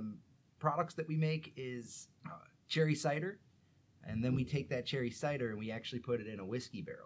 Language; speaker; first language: English; native; English